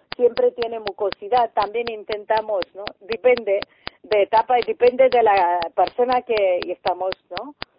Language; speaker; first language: Spanish; non-native, learner; Tamil